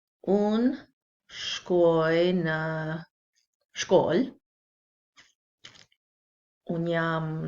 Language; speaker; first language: Albanian; non-native, learner; English